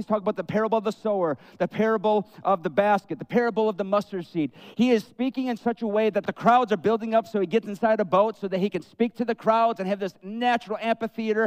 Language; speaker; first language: English; native; English